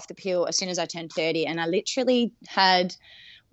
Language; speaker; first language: English; native; English